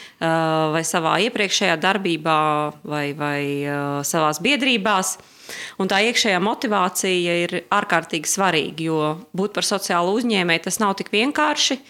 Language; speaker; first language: Latvian; native; Latvian